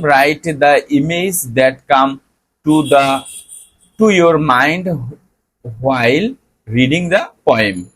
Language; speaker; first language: English; non-native, local second language; Bangla